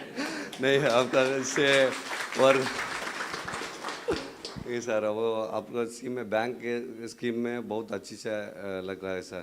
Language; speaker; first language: Hindi; non-native, local second language; Tamil